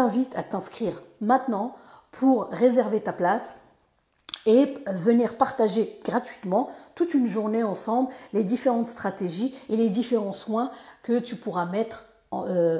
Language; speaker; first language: French; native; French